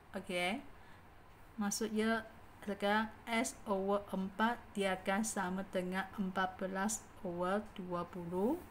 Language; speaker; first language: Malay; non-native, local second language; Chinese